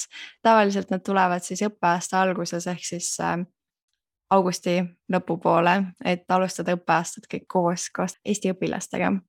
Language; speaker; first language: Estonian; native; Estonian